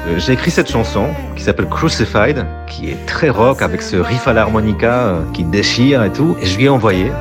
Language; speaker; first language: French; non-native, fluent; Polish